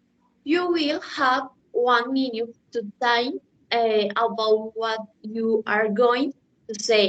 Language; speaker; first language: English; non-native, learner; Spanish